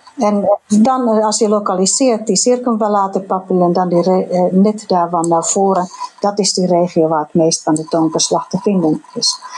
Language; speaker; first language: Dutch; non-native, fluent; Finnish